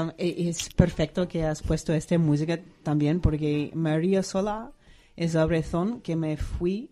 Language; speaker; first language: Spanish; non-native, fluent; English